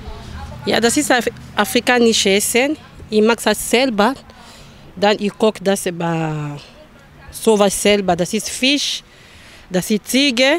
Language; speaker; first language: German; non-native, learner; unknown